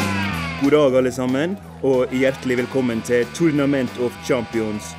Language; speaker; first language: Norwegian; native; Norwegian